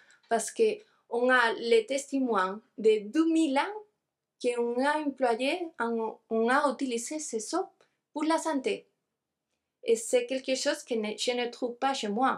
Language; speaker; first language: French; non-native, fluent; Spanish